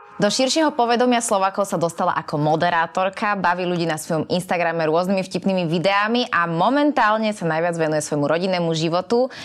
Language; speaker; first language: Slovak; native; Slovak